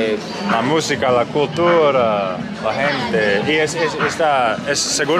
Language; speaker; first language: Spanish; non-native, learner; English